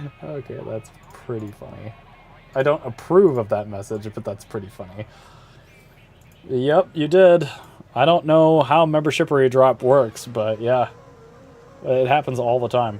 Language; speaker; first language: English; native; English